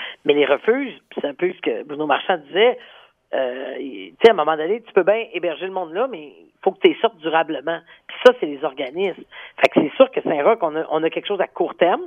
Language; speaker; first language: French; native; French